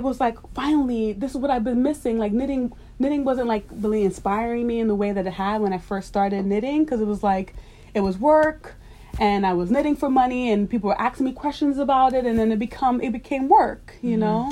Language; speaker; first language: English; native; English